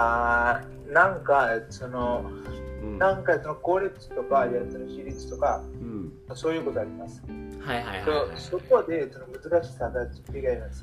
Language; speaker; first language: Japanese; non-native, learner; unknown